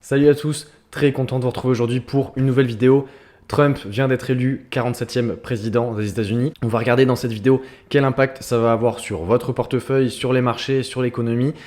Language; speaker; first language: French; native; French